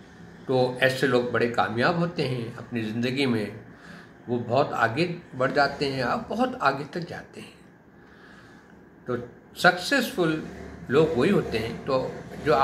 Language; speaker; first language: Hindi; native; Hindi